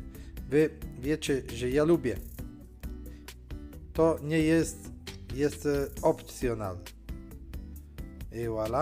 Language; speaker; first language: Polish; non-native, learner; Italian